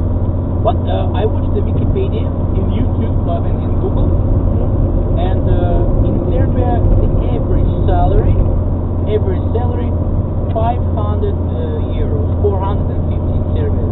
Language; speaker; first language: English; non-native, fluent; Russian